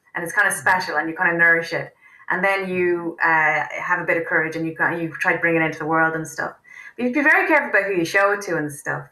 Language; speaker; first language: English; native; English